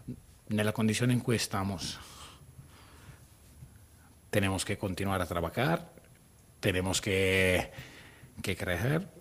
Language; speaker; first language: Spanish; non-native, fluent; Italian